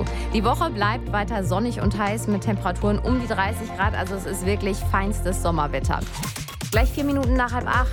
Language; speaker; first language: German; native; German